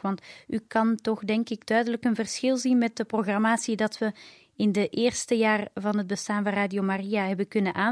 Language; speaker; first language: Dutch; native; Dutch